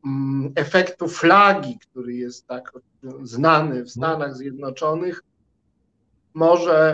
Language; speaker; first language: Polish; native; Polish